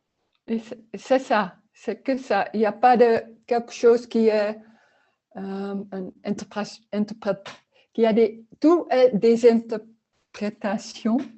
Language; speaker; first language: French; non-native, learner; Dutch